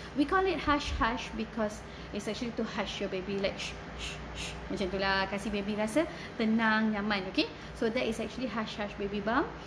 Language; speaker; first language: English; non-native, local second language; Malay